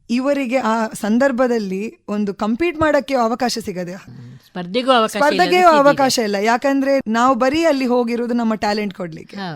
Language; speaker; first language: Kannada; native; Kannada